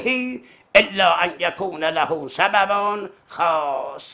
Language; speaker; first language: Arabic; non-native, fluent; Azerbaijani